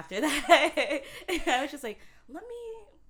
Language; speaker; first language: English; early bilingual, other home language; Haitian Creole